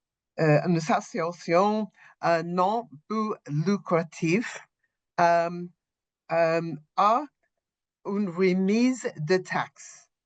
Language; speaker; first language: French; non-native, learner; English